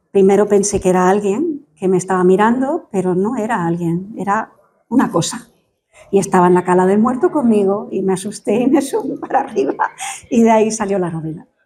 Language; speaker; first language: Spanish; non-native, fluent; English